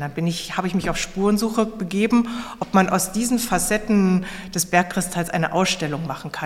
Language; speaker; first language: German; native; German